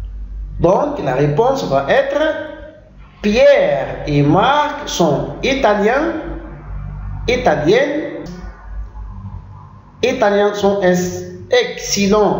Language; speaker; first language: French; non-native, fluent; Arabic